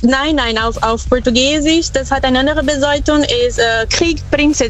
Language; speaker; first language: German; non-native, fluent; Portuguese